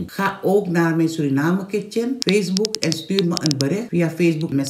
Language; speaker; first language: Dutch; non-native, local second language; Caribbean Hindustani